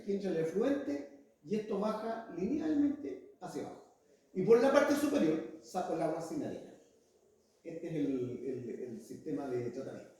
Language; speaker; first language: Spanish; native; Spanish